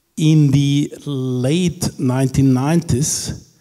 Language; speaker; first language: English; non-native, fluent; German